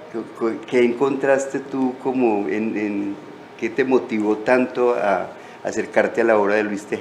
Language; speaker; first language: Spanish; native; Spanish